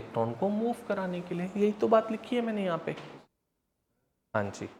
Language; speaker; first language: Hindi; native; Hindi